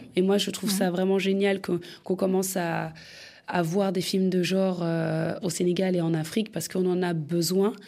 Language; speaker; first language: French; native; French